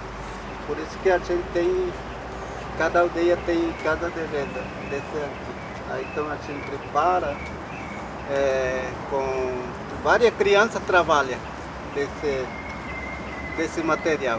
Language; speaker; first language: Portuguese; non-native, local second language; Guarani